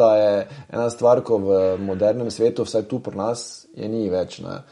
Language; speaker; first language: Slovenian; native; Slovenian